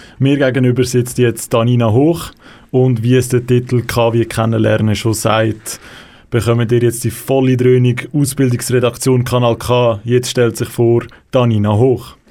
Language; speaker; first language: German; native; German